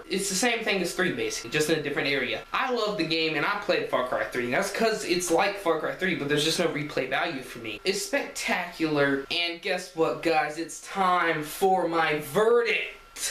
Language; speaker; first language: English; native; English